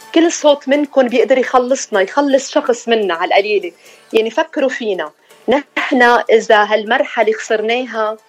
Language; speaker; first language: Arabic; native; Arabic